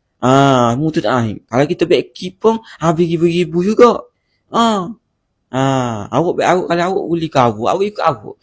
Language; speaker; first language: Malay; native; Malay